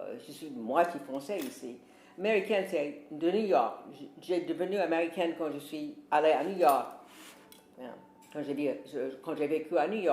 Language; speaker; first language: French; non-native, fluent; English